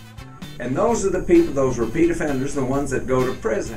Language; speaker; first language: English; native; English